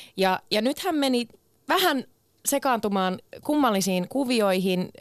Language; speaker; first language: Finnish; early bilingual, other home language; Turkish